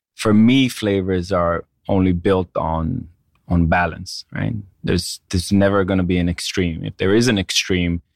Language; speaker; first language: English; non-native, fluent; Hebrew